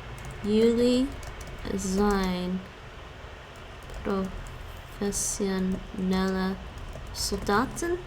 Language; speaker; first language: Dutch; non-native, learner; English